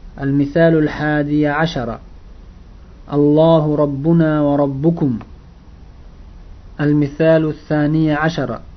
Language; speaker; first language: Arabic; non-native, fluent; Uzbek